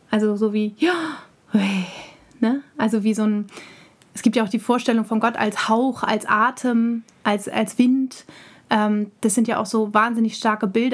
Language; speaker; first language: German; native; German